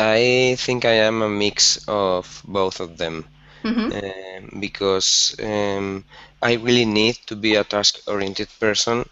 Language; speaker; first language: English; non-native, learner; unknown